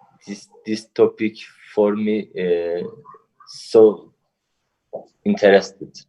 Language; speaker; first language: English; non-native, learner; Turkish